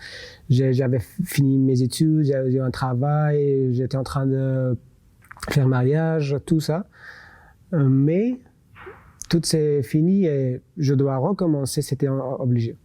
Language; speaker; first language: French; non-native, local second language; Persian